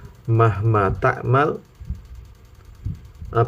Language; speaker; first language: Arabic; non-native, fluent; Indonesian